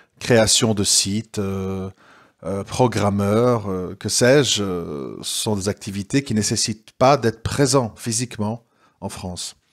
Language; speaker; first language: French; native; French